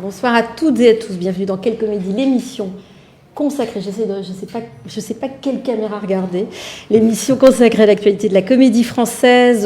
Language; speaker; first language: French; native; French